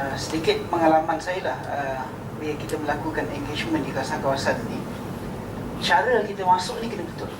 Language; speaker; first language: Malay; native; Malay